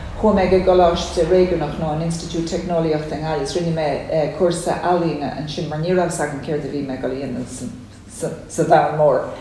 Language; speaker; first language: Irish; native; Irish